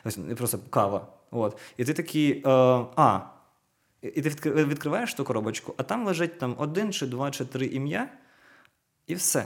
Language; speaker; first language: Ukrainian; non-native, local second language; Russian